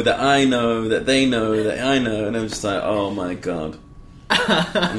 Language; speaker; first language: English; native; English